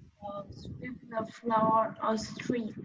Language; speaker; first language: English; non-native, learner; Vietnamese